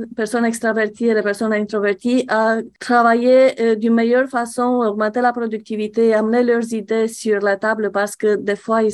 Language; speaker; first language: French; non-native, fluent; Romanian